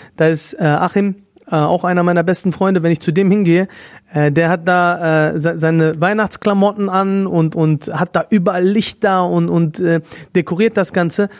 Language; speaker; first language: German; native; German